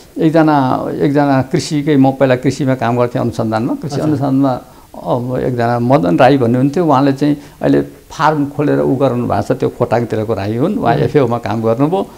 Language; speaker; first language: Nepali; native; Nepali